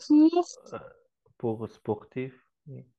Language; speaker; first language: French; non-native, learner; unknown